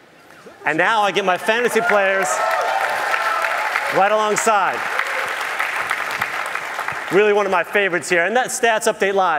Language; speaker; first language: English; native; English